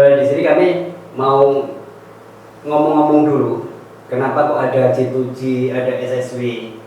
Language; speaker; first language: Indonesian; non-native, local second language; Javanese